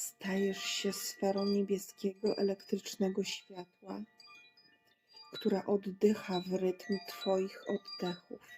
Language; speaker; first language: Polish; native; Polish